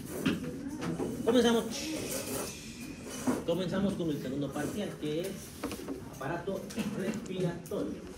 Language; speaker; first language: Spanish; native; Spanish